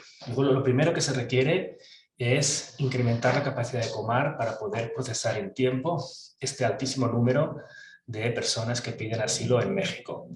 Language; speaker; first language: Spanish; native; Spanish